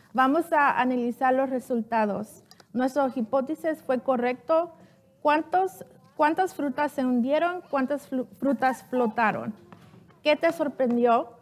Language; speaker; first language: Spanish; early bilingual, heritage; Spanish